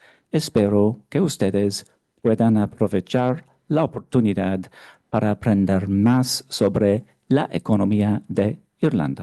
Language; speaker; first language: Spanish; non-native, fluent; English